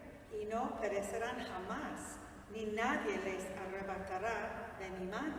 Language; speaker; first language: Spanish; non-native, fluent; English